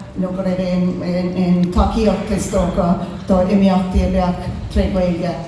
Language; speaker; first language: Irish; non-native, local second language; English